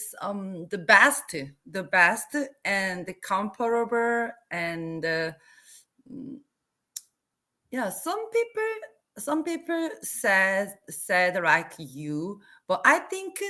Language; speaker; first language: English; non-native, learner; Korean